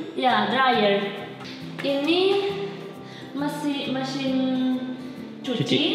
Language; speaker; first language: Indonesian; non-native, fluent; Spanish